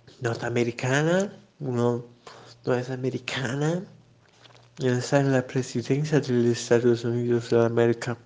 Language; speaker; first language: Spanish; non-native, learner; Portuguese